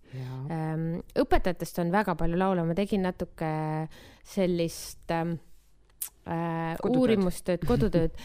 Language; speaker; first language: Estonian; native; Estonian